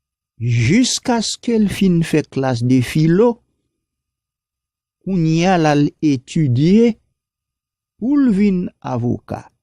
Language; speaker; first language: French; non-native, local second language; Haitian Creole